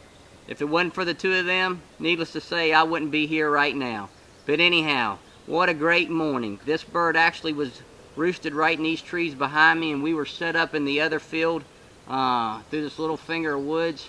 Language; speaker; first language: English; native; English